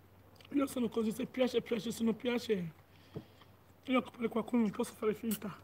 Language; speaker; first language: Italian; non-native, learner; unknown